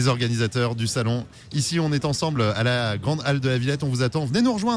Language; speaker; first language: French; native; French